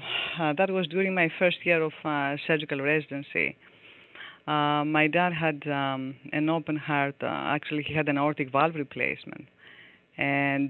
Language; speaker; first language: English; non-native, fluent; Greek